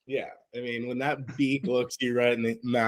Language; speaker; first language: English; native; English